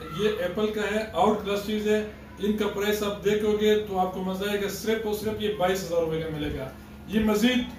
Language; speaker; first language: Urdu; non-native, local second language; Pashto